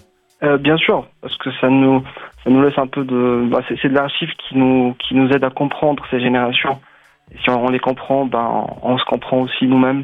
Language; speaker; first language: French; non-native, local second language; Arabic